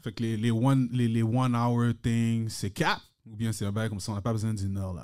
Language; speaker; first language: French; early bilingual, heritage; French